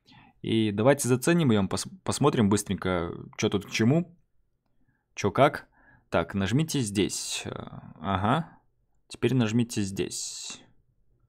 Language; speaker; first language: Russian; native; Russian